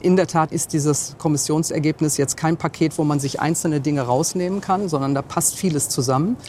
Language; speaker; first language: German; native; German